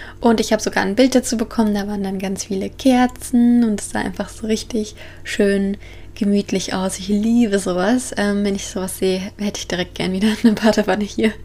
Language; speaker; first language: German; native; German